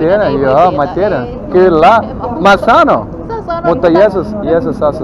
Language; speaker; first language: Finnish; non-native, learner; Portuguese